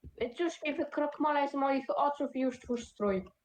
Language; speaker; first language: Polish; native; Polish